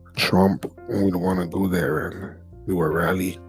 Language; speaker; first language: English; non-native, fluent; French